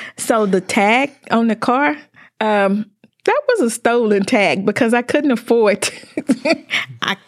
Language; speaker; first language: English; native; English